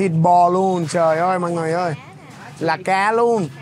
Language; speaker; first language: Vietnamese; non-native, fluent; English